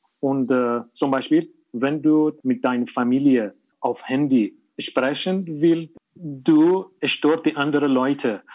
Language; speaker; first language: German; non-native, learner; Persian